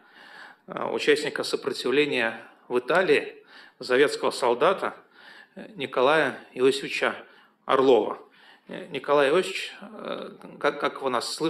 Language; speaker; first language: Russian; native; Russian